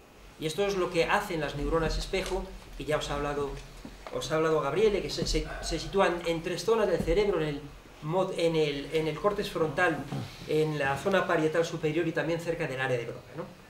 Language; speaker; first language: Spanish; native; Spanish